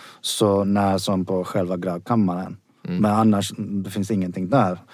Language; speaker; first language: Swedish; non-native, fluent; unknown